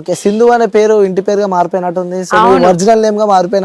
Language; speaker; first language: Telugu; native; Telugu